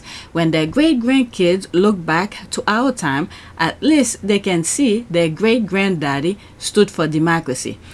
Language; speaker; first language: English; native; English